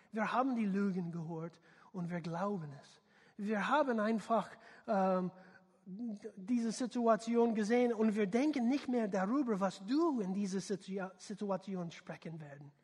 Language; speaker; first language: German; non-native, learner; English